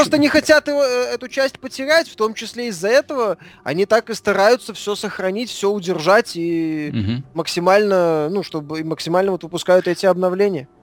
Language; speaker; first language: Russian; native; Russian